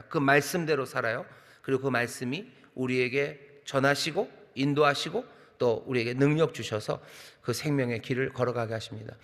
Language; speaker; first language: Korean; native; Korean